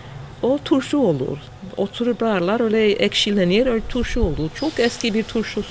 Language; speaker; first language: Turkish; non-native, fluent; English